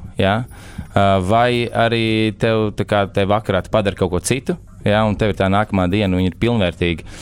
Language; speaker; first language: Latvian; native; Latvian